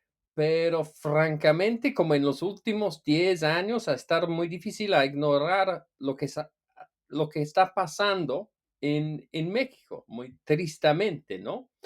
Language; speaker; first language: Spanish; non-native, fluent; English